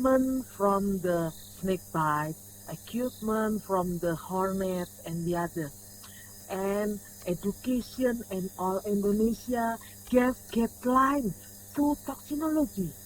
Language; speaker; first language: English; non-native, learner; Indonesian